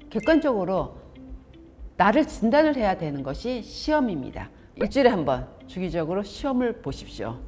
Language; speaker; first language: Korean; native; Korean